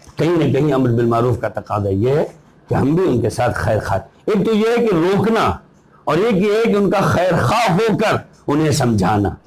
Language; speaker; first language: Urdu; native; Urdu